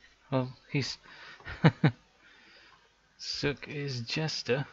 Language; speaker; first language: English; native; English